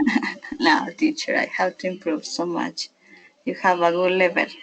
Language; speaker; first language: English; non-native, learner; Spanish